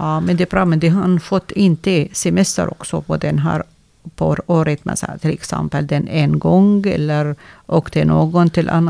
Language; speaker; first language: Swedish; non-native, learner; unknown